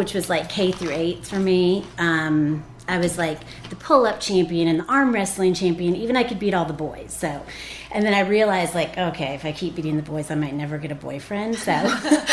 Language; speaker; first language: English; native; English